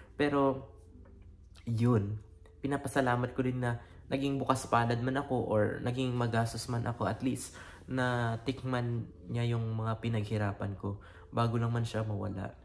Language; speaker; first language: Filipino; native; Filipino